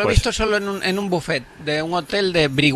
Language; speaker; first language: Spanish; native; Spanish